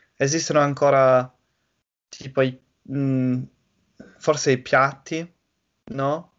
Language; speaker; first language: Italian; non-native, learner; English